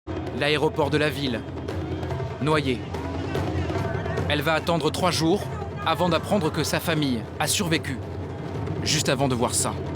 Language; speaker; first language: French; native; French